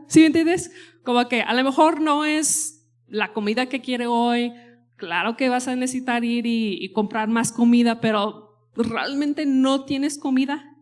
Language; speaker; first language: Spanish; non-native, fluent; English